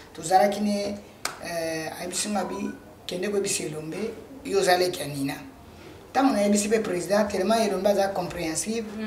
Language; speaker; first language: Lingala; native; Lingala